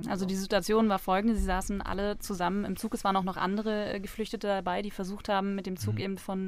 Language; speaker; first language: German; native; German